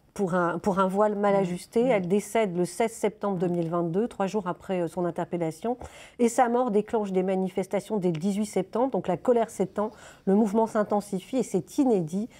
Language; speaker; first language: French; native; French